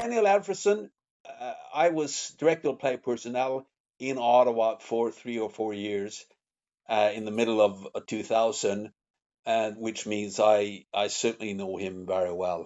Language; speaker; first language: English; non-native, fluent; Swedish